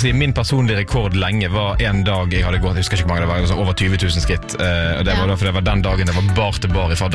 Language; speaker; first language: Norwegian; native; Norwegian